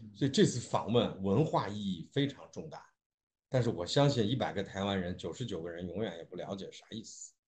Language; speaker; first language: Chinese; native; Chinese